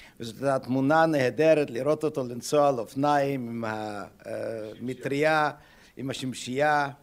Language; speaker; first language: Hebrew; non-native, fluent; German